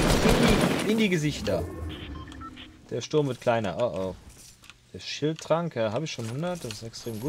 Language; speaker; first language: German; native; German